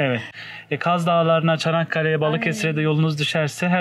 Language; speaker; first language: Turkish; native; Turkish